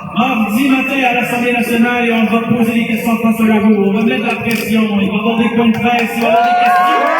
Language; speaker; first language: French; native; French